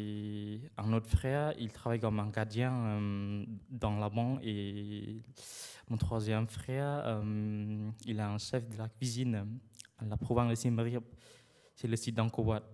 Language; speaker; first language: French; non-native, fluent; Khmer